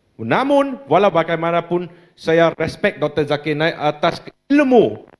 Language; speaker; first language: Malay; non-native, local second language; Chinese